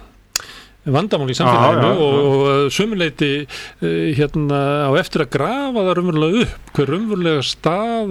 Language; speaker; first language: Icelandic; native; Icelandic